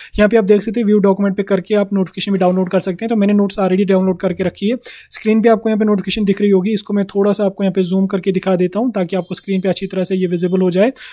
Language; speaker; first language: Hindi; non-native, local second language; Kashmiri